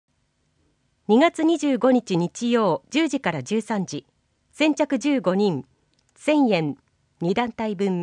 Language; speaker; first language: Japanese; native; Japanese